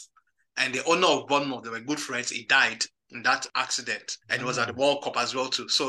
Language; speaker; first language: English; non-native, local second language; Yoruba